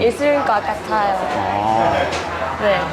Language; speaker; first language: Korean; non-native, learner; Vietnamese